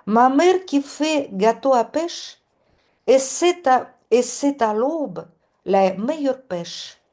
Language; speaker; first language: French; non-native, learner; Russian